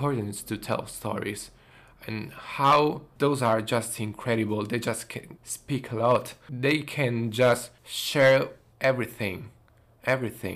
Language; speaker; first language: English; non-native, fluent; Italian